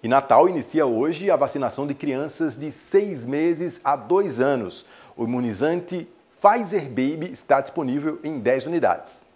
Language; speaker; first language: Portuguese; native; Portuguese